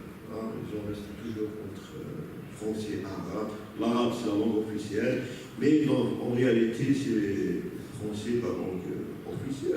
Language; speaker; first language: French; non-native, local second language; Arabic